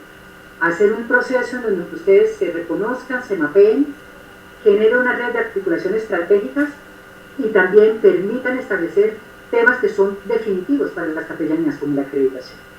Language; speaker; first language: Spanish; native; Spanish